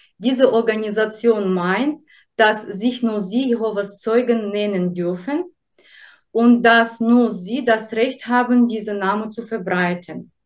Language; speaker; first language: German; non-native, fluent; Russian